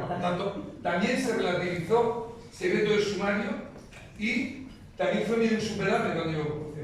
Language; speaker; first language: Spanish; native; Spanish